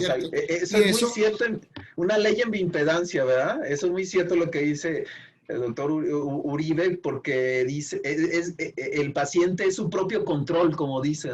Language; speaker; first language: Spanish; native; Spanish